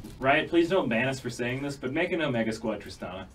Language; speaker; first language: English; native; English